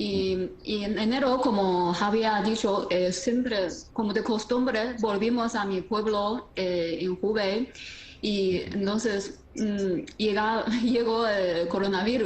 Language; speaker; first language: Spanish; non-native, fluent; Chinese